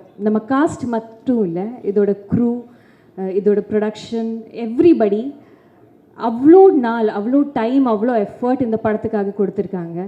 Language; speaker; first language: Tamil; non-native, fluent; Malayalam